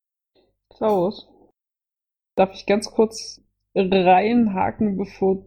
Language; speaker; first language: German; native; German